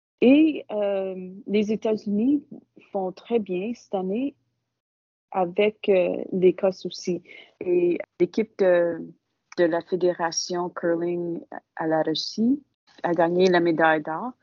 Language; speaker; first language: French; non-native, local second language; English